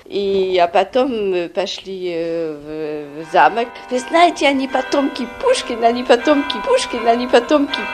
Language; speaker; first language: Russian; early bilingual, heritage; Russian